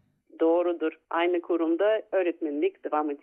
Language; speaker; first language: Turkish; non-native, fluent; Russian